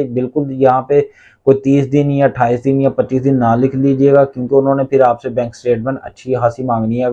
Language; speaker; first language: Urdu; non-native, local second language; Punjabi